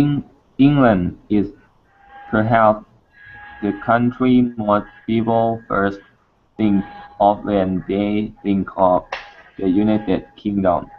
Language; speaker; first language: English; non-native, learner; Thai